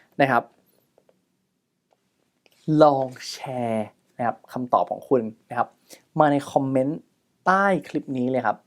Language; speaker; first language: Thai; native; Thai